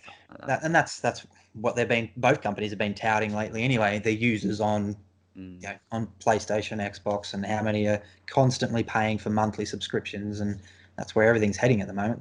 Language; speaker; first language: English; native; English